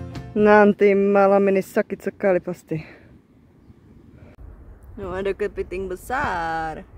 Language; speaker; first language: Indonesian; non-native, fluent; Czech